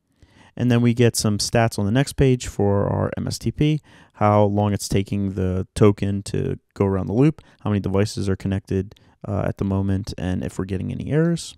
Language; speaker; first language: English; native; English